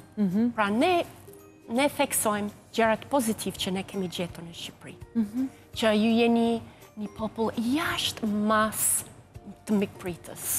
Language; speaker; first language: Albanian; non-native, fluent; English